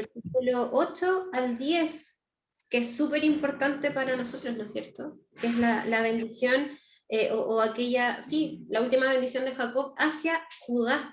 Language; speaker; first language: Spanish; native; Spanish